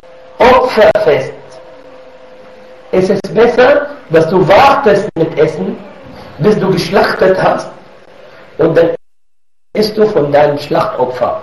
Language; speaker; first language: German; non-native, fluent; Arabic